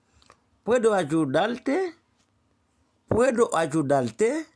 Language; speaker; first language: Spanish; non-native, learner; Haitian Creole